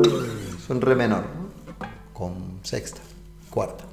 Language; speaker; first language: Spanish; native; Spanish